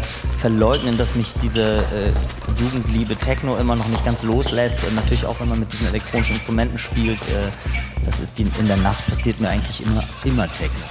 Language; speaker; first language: German; native; German